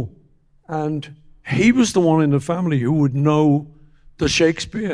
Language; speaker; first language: English; native; English